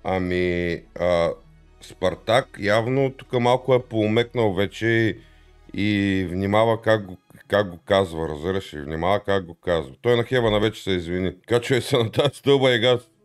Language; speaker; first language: Bulgarian; native; Bulgarian